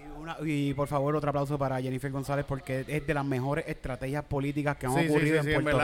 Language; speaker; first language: Spanish; native; Spanish